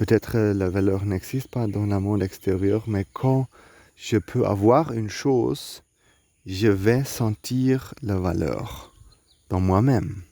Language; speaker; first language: French; non-native, learner; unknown